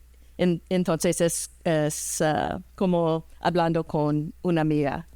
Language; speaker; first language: Spanish; early bilingual, heritage; English